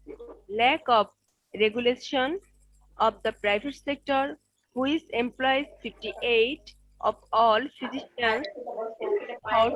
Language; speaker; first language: English; non-native, local second language; Bangla